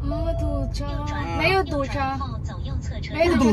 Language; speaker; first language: Chinese; non-native, learner; Filipino